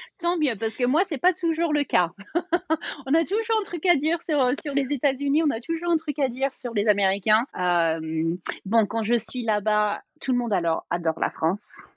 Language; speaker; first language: French; early bilingual, heritage; French